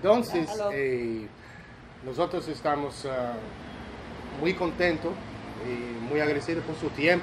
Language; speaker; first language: Spanish; non-native, learner; English